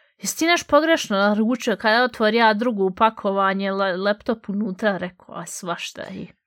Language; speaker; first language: Bosnian; native; Bosnian